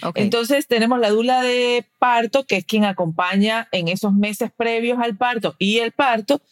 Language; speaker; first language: Spanish; early bilingual, heritage; Spanish